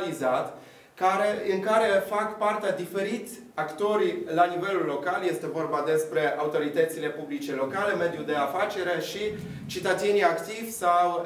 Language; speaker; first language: Romanian; non-native, fluent; Polish